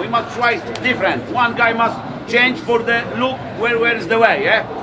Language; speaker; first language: English; non-native, learner; Polish